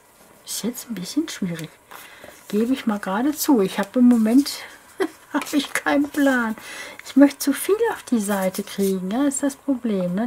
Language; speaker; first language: German; native; German